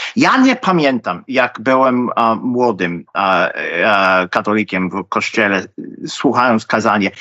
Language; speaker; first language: Polish; non-native, fluent; English